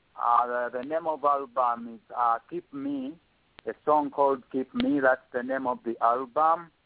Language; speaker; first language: English; non-native, local second language; Ganda